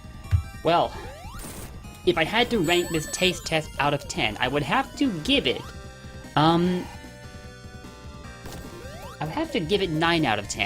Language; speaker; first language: English; native; English